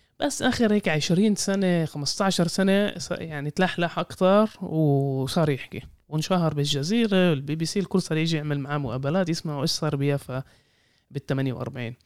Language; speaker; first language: Arabic; native; Arabic